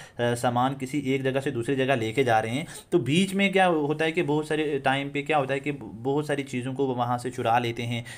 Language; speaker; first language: Hindi; non-native, local second language; Kashmiri